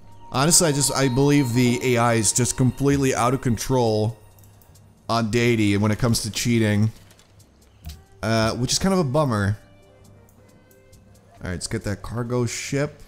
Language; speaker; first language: English; native; English